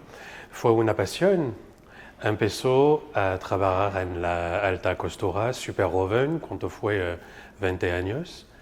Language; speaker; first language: Spanish; non-native, fluent; French